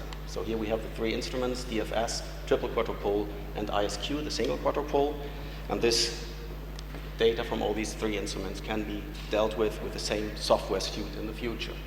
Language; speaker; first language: English; non-native, fluent; German